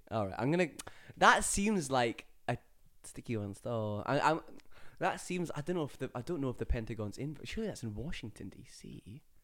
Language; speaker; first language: English; native; English